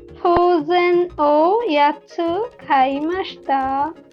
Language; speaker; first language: Japanese; non-native, learner; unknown